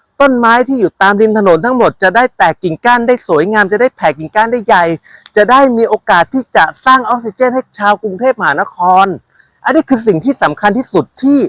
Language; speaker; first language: Thai; native; Thai